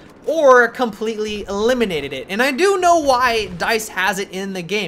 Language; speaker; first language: English; native; English